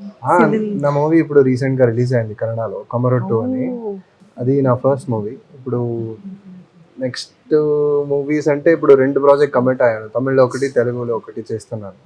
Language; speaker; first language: Telugu; non-native, fluent; Tamil